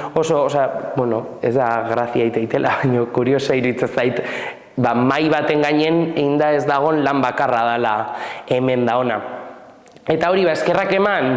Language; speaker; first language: Basque; native; Basque